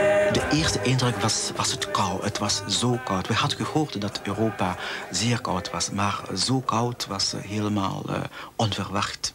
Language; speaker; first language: Dutch; non-native, fluent; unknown